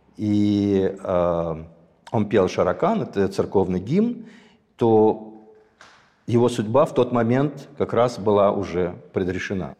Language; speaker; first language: Russian; native; Russian